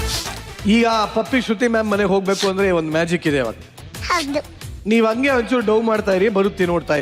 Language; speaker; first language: Kannada; native; Kannada